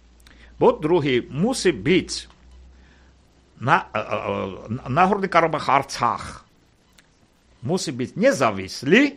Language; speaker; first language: Slovak; non-native, fluent; Armenian